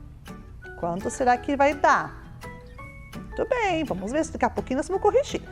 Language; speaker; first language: Portuguese; native; Portuguese